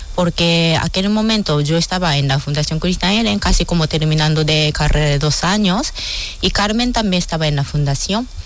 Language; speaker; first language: Spanish; non-native, fluent; Japanese